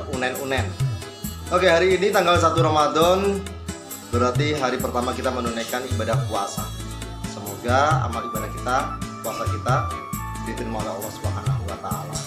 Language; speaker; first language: Indonesian; non-native, local second language; Javanese